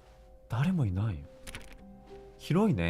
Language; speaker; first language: Japanese; non-native, fluent; Korean